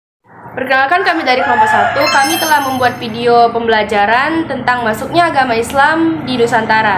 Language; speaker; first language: Indonesian; native; Indonesian